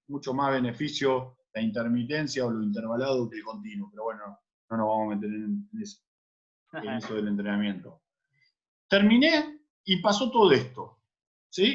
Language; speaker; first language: Spanish; native; Spanish